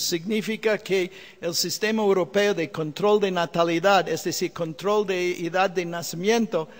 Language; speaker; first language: Spanish; non-native, fluent; English